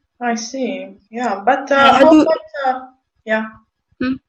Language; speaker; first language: English; non-native, local second language; Arabic